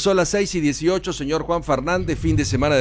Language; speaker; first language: Spanish; native; Spanish